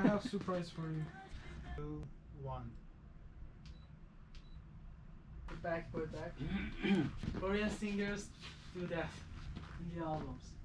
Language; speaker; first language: English; non-native, fluent; Persian